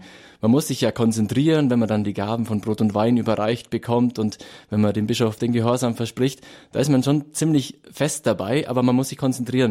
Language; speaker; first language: German; native; German